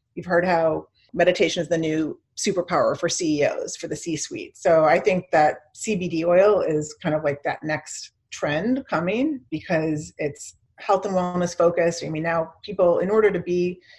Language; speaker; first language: English; native; English